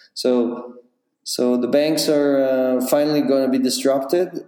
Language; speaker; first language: English; non-native, fluent; Russian